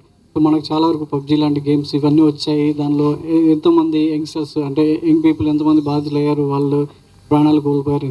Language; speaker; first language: Telugu; native; Telugu